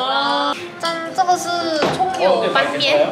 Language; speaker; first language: Chinese; non-native, fluent; Korean